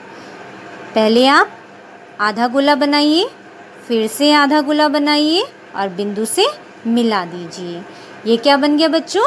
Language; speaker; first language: Hindi; native; Hindi